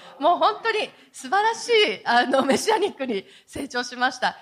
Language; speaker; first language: Japanese; native; Japanese